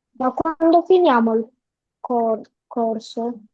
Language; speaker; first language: Italian; early bilingual, other home language; Bangla